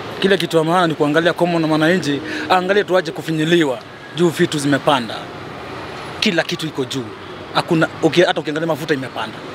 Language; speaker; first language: Swahili; non-native, local second language; Kamba